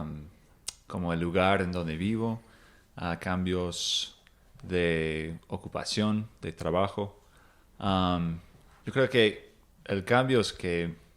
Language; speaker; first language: Spanish; non-native, fluent; English